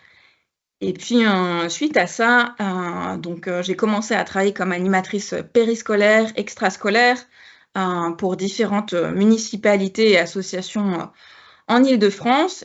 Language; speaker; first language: French; native; French